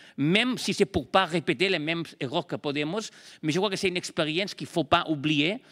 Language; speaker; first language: French; non-native, fluent; Spanish